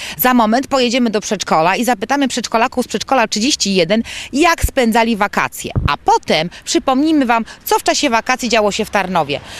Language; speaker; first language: Polish; native; Polish